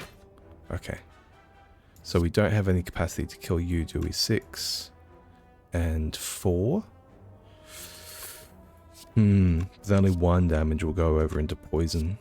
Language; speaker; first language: English; native; English